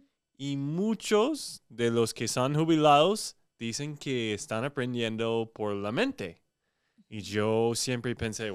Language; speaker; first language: Spanish; non-native, fluent; English